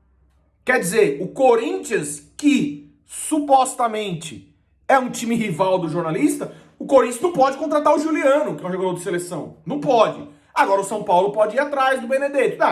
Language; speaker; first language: Portuguese; native; Portuguese